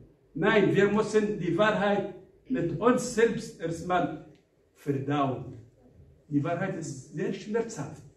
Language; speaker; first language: German; non-native, fluent; Arabic